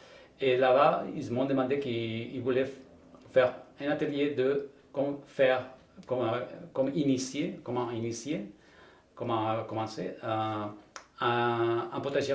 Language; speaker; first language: French; non-native, fluent; Spanish